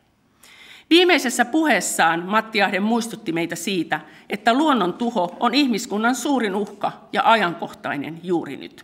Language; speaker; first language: Finnish; native; Finnish